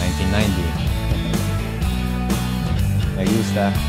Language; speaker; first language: Spanish; non-native, learner; English